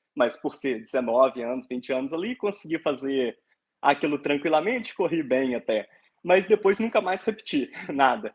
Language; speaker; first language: Portuguese; native; Portuguese